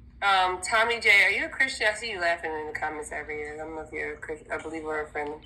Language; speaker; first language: English; native; English